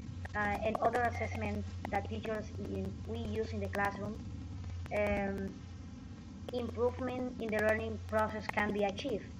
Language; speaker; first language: English; non-native, learner; Spanish